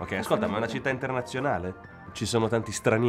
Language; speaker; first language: Italian; native; Italian